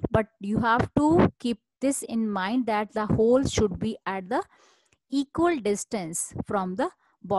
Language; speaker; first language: English; non-native, local second language; Hindi